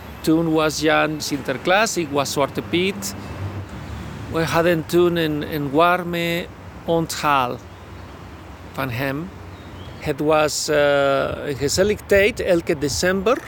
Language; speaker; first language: Dutch; non-native, fluent; Spanish